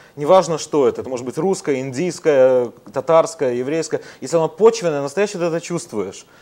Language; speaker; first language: Russian; native; Russian